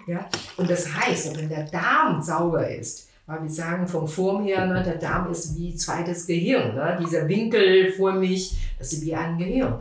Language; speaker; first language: German; non-native, fluent; Chinese